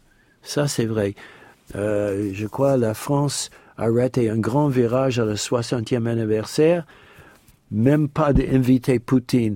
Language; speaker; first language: French; non-native, fluent; English